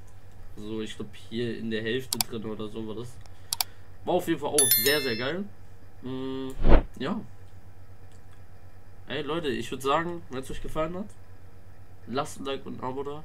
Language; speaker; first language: German; native; German